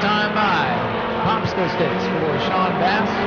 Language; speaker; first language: English; native; English